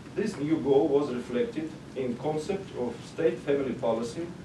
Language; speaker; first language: English; non-native, learner; Russian